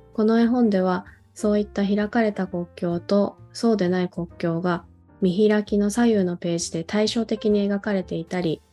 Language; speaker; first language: Japanese; non-native, fluent; Korean